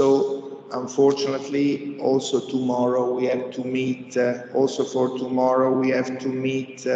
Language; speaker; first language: English; non-native, fluent; Italian